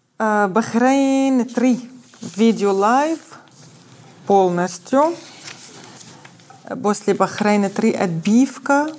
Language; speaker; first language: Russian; non-native, fluent; Arabic